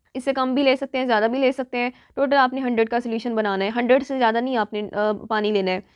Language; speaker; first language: Urdu; non-native, local second language; Punjabi